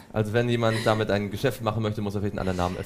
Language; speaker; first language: German; native; German